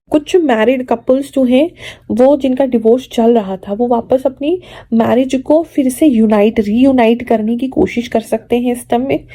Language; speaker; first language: Hindi; native; Hindi